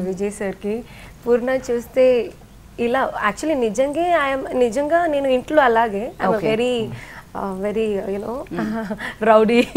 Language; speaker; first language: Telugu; non-native, learner; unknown